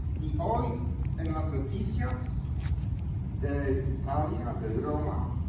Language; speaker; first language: Spanish; non-native, fluent; Polish